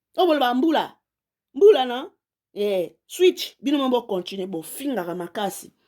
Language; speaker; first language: Lingala; native; Lingala